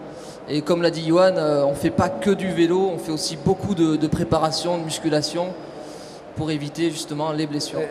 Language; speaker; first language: French; native; French